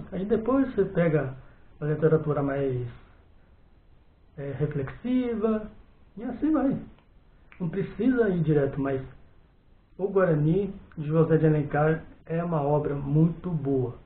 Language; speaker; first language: Portuguese; native; Portuguese